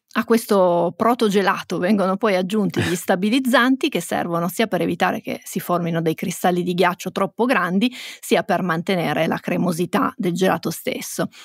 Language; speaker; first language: Italian; native; Italian